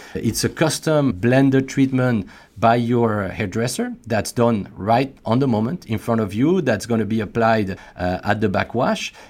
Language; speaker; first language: English; non-native, fluent; French